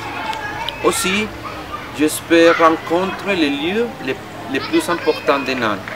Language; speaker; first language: French; non-native, learner; Spanish